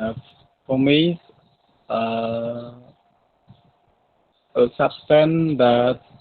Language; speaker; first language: English; non-native, learner; Khmer